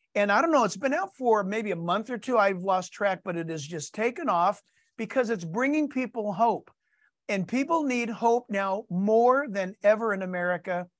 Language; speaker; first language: English; native; English